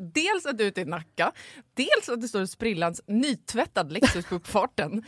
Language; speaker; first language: Swedish; native; Swedish